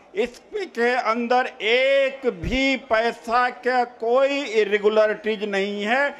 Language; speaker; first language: Hindi; native; Hindi